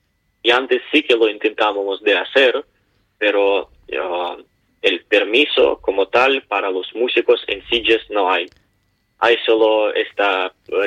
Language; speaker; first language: Spanish; non-native, learner; Ukrainian